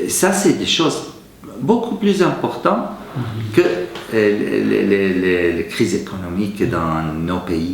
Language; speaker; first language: French; non-native, fluent; Arabic